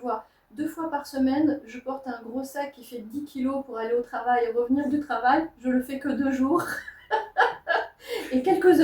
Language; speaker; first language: French; native; French